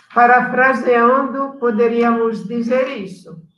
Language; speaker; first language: Portuguese; non-native, fluent; Italian